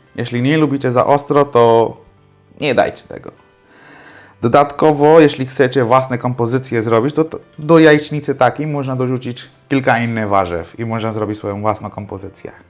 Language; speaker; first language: Polish; non-native, fluent; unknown